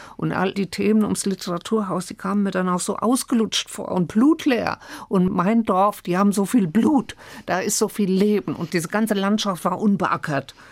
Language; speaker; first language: German; native; German